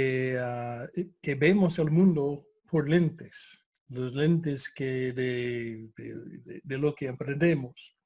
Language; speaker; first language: Spanish; non-native, fluent; English